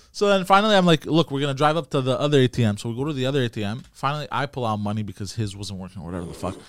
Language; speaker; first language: English; native; English